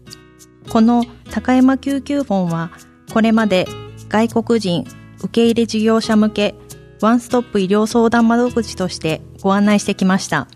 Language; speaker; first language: Japanese; native; Japanese